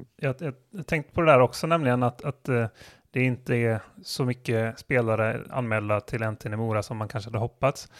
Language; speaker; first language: Swedish; native; Swedish